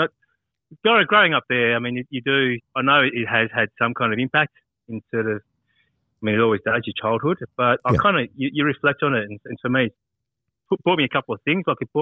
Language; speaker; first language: English; native; English